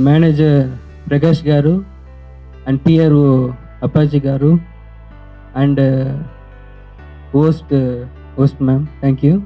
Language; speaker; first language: Telugu; non-native, learner; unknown